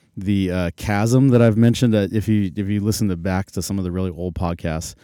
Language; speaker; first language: English; native; English